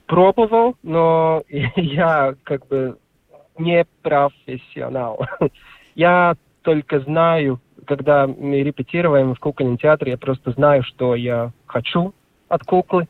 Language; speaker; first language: Russian; non-native, local second language; Latvian